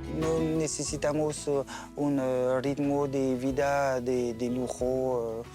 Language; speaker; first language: Spanish; non-native, learner; French